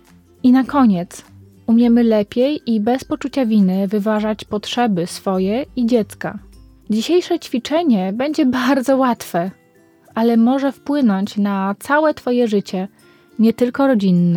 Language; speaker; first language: Polish; native; Polish